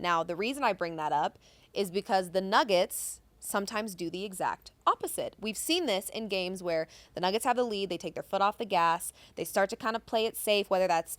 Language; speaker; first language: English; native; English